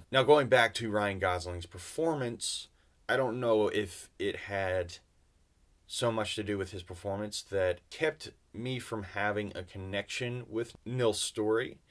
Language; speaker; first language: English; native; English